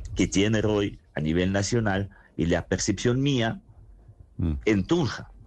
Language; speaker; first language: Spanish; non-native, fluent; Russian